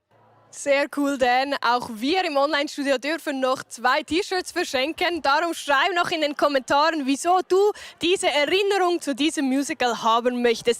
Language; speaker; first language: German; native; German